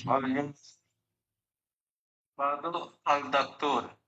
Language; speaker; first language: Italian; non-native, learner; Bangla